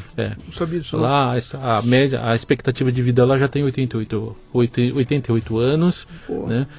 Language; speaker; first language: Portuguese; native; Portuguese